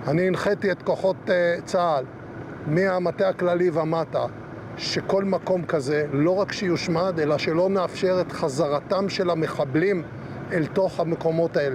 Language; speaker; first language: Hebrew; native; Hebrew